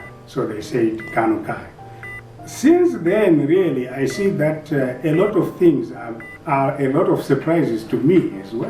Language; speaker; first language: English; non-native, local second language; Shona